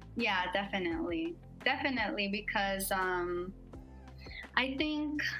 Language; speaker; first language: English; native; English